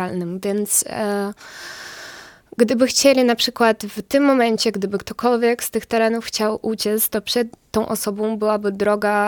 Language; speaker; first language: Polish; non-native, fluent; Ukrainian